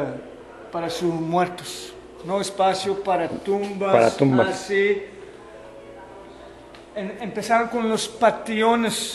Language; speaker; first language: Spanish; non-native, fluent; Dutch